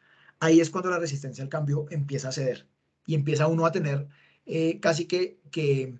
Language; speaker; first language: Spanish; native; Spanish